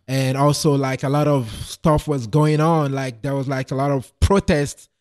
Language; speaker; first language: English; non-native, local second language; Yoruba